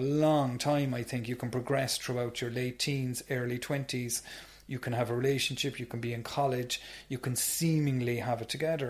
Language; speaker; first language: English; native; English